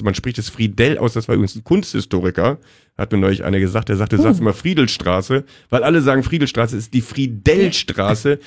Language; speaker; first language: German; native; German